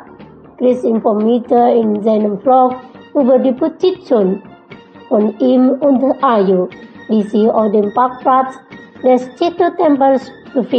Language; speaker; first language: German; non-native, fluent; Indonesian